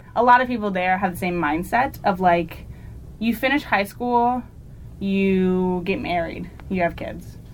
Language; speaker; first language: English; native; English